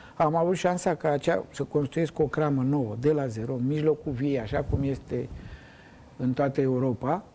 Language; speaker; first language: Romanian; native; Romanian